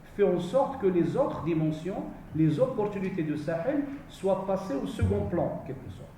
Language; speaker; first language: French; non-native, local second language; Arabic